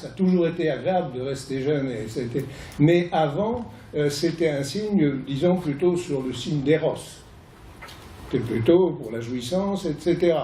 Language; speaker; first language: French; native; French